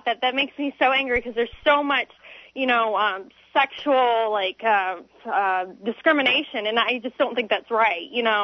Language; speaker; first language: English; native; English